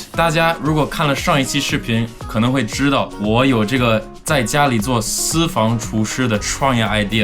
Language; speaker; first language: Chinese; non-native, local second language; English